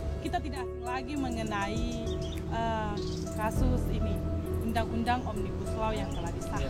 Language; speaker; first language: Indonesian; native; Indonesian